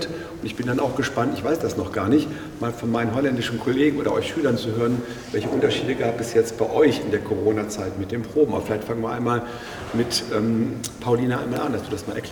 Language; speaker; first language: German; native; German